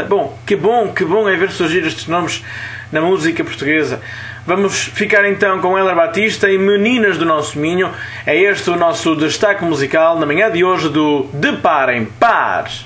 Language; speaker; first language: Portuguese; native; Portuguese